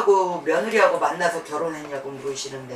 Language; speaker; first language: Korean; native; Korean